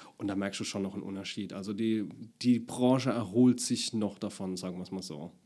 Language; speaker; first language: German; native; German